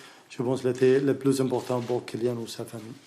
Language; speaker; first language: French; non-native, learner; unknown